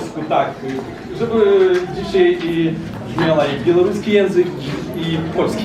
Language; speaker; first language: Polish; non-native, learner; Belarusian